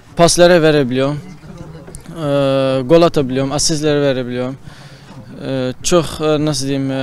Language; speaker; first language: Turkish; early bilingual, heritage; Turkish